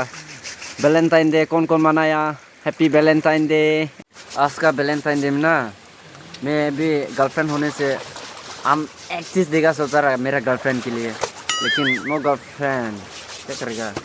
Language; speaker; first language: Hindi; non-native, local second language; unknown